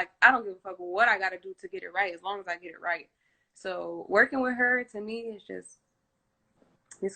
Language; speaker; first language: English; native; English